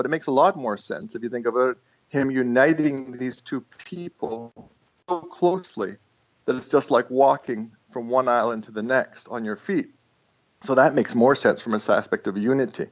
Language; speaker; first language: English; non-native, fluent; Estonian